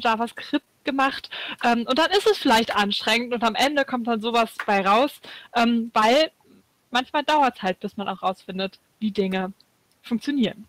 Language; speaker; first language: German; native; German